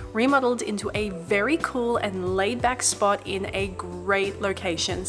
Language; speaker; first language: English; native; English